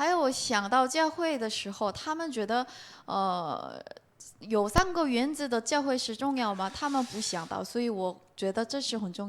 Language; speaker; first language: Chinese; non-native, learner; Korean